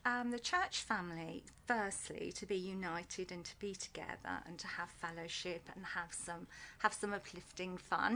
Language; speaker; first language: English; native; English